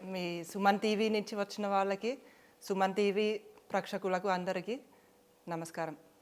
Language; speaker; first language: Telugu; non-native, fluent; Finnish